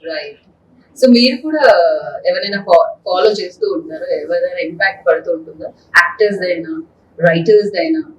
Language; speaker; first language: Telugu; native; Telugu